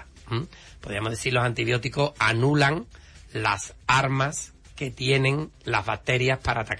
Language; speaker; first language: Spanish; native; Spanish